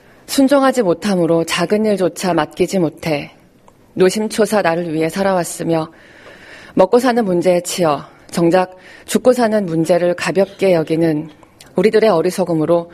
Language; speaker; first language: Korean; native; Korean